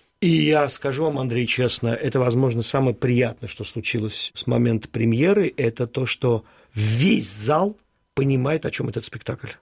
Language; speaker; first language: Russian; early bilingual, other home language; Armenian